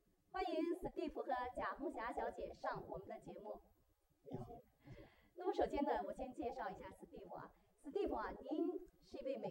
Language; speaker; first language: Chinese; native; Chinese